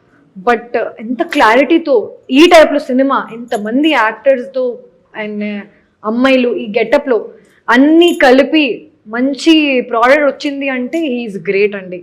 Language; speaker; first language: Telugu; non-native, local second language; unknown